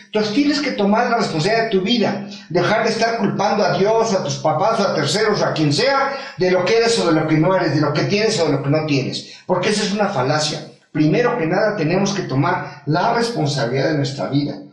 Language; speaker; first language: Spanish; native; Spanish